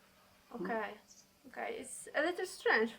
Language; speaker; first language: English; non-native, learner; Polish